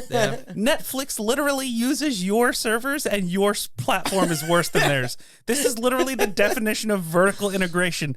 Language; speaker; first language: English; native; English